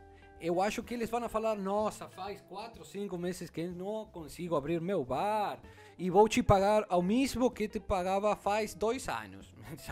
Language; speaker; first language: Portuguese; non-native, learner; Spanish